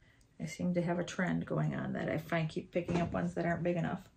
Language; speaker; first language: English; native; English